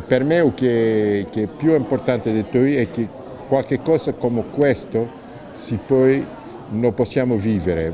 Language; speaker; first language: Italian; non-native, learner; Portuguese